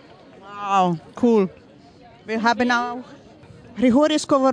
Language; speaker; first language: German; non-native, learner; Ukrainian